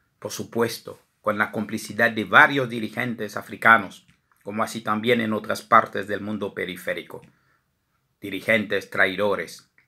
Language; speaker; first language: Spanish; non-native, fluent; Haitian Creole